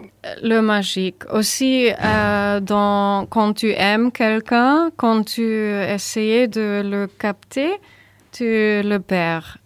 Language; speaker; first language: French; non-native, learner; German